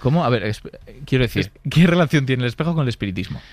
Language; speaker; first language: Spanish; native; Spanish